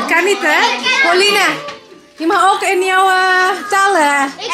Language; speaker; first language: Dutch; non-native, learner; Indonesian